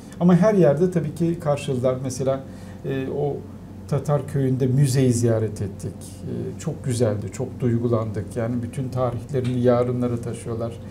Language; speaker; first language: Turkish; native; Turkish